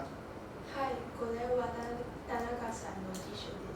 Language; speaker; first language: Japanese; non-native, learner; English